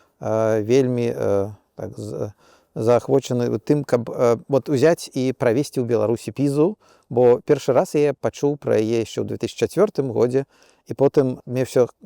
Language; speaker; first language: Belarusian; non-native, local second language; Russian